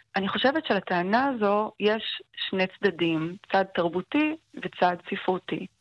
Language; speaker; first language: Hebrew; native; Hebrew